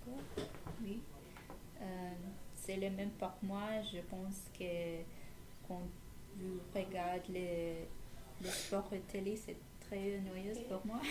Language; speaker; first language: French; non-native, learner; English